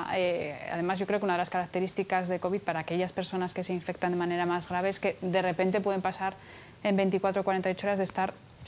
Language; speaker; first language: Spanish; native; Spanish